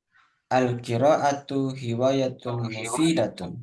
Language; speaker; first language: Arabic; non-native, fluent; Indonesian